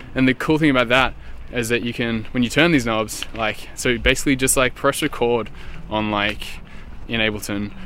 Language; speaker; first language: English; native; English